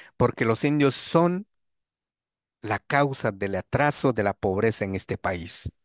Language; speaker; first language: Spanish; non-native, local second language; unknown